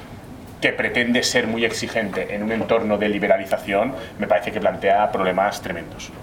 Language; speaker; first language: Spanish; native; Spanish